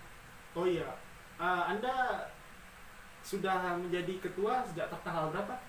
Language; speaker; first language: Indonesian; native; Indonesian